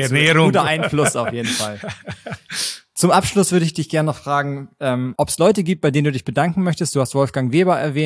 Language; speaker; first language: German; native; German